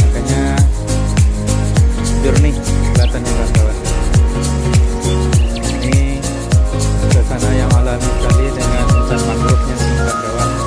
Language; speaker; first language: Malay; non-native, local second language; Minangkabau